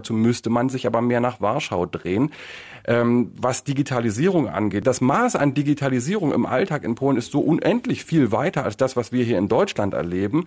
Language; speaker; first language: German; native; German